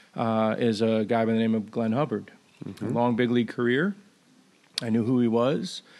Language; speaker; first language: English; native; English